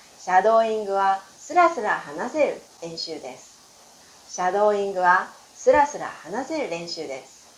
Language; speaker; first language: Japanese; non-native, fluent; Chinese